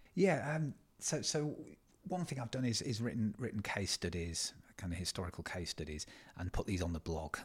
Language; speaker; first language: English; native; English